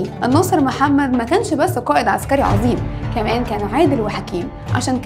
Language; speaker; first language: Arabic; native; Arabic